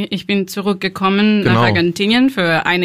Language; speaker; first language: German; non-native, learner; Spanish